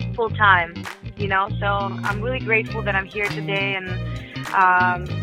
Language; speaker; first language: English; non-native, fluent; Russian